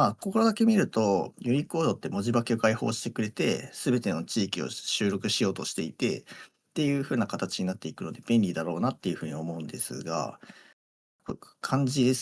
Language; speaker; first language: Japanese; native; Japanese